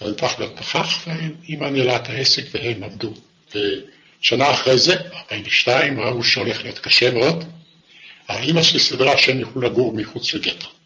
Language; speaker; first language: Hebrew; non-native, fluent; Yiddish